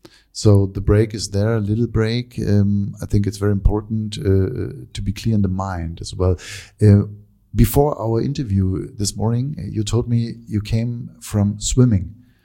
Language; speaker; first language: English; non-native, fluent; German